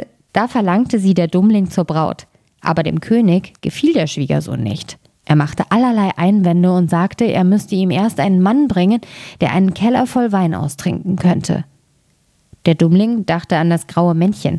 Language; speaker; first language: German; native; German